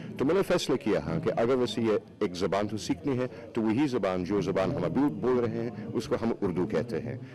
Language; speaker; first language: Urdu; non-native, fluent; English